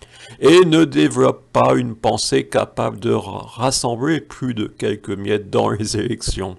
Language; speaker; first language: French; native; French